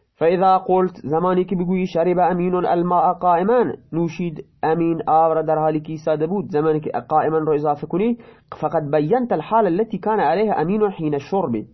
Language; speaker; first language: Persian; non-native, local second language; Baluchi